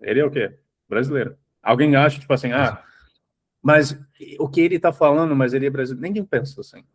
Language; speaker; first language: Portuguese; early bilingual, heritage; English